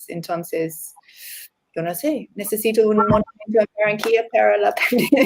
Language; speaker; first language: Spanish; non-native, learner; English